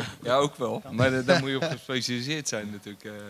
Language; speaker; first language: Dutch; non-native, local second language; French